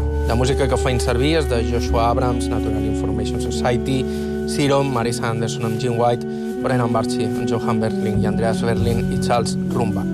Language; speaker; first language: Catalan; native; Catalan